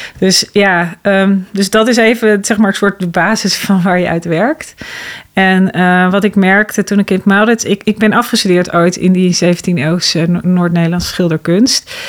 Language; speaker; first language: Dutch; native; Dutch